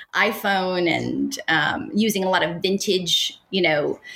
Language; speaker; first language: English; native; English